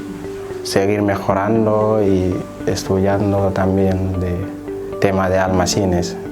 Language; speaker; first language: Spanish; non-native, learner; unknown